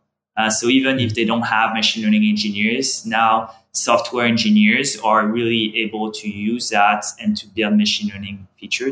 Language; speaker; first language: English; non-native, fluent; French